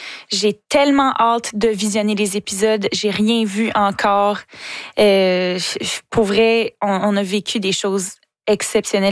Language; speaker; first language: French; native; French